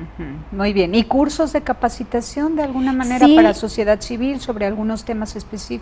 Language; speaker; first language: Spanish; native; Spanish